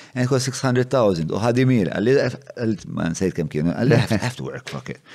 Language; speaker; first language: English; non-native, local second language; Maltese